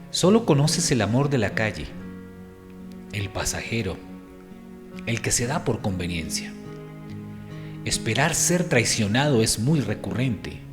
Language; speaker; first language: Spanish; native; Spanish